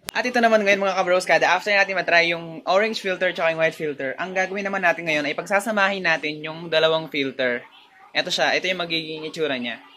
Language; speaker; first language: Filipino; native; Filipino